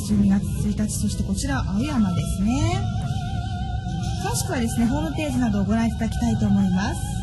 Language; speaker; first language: Japanese; native; Japanese